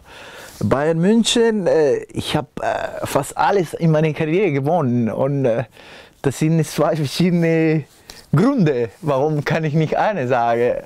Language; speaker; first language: German; non-native, fluent; Spanish